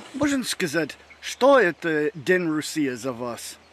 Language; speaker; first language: Russian; non-native, learner; English